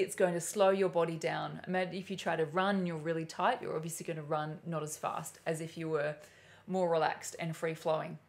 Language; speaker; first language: English; native; English